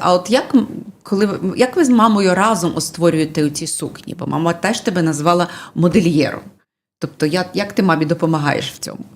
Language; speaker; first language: Ukrainian; native; Ukrainian